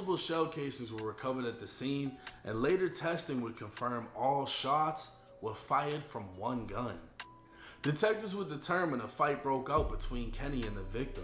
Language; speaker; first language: English; native; English